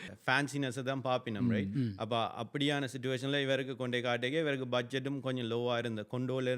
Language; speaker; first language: Tamil; early bilingual, other home language; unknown